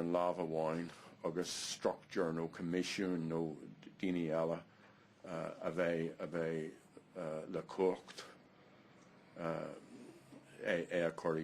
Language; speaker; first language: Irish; non-native, learner; English